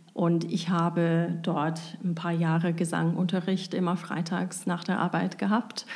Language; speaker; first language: German; non-native, fluent; English